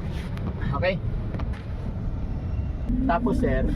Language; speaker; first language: Filipino; native; Filipino